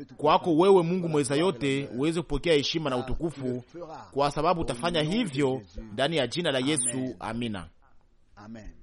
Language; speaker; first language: Swahili; native; Swahili